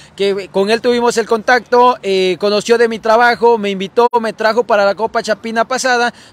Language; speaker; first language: Spanish; native; Spanish